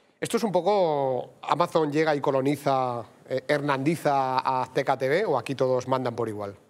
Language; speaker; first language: Spanish; native; Spanish